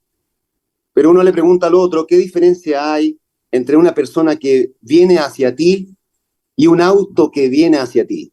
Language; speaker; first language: Spanish; native; Spanish